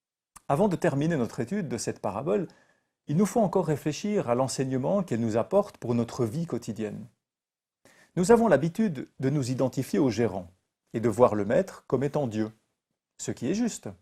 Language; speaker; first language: French; native; French